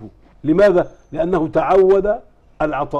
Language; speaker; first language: Arabic; native; Arabic